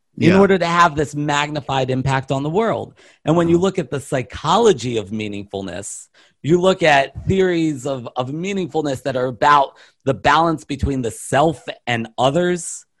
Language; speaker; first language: English; native; English